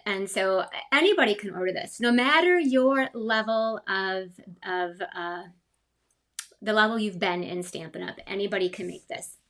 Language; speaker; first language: English; native; English